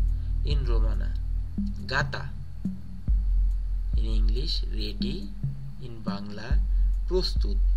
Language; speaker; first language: English; non-native, local second language; Bangla